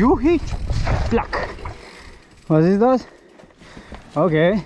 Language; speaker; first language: German; non-native, learner; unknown